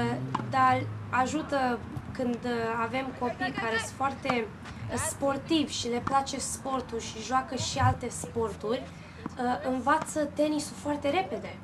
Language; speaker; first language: Romanian; early bilingual, heritage; Romanian